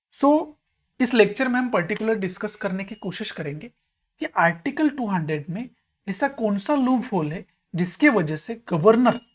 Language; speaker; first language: Hindi; non-native, local second language; Marathi